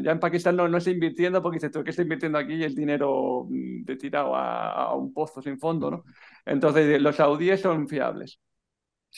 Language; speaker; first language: Spanish; native; Spanish